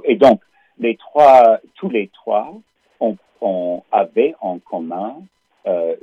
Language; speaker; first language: French; non-native, fluent; English